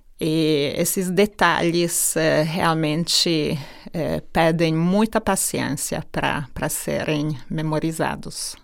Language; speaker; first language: Portuguese; non-native, fluent; Hungarian